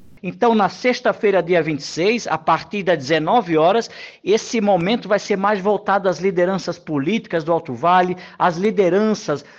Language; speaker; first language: Portuguese; native; Portuguese